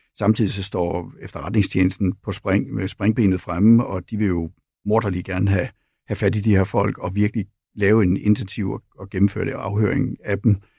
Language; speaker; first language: Danish; native; Danish